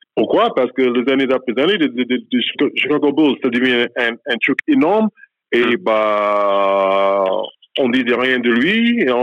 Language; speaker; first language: French; non-native, fluent; English